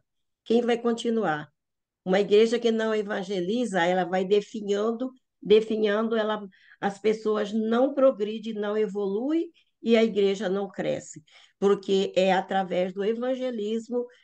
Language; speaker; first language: Portuguese; native; Portuguese